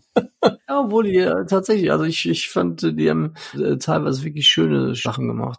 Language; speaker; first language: German; native; German